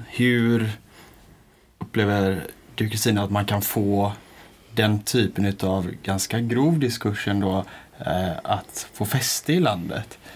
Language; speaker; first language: Swedish; native; Swedish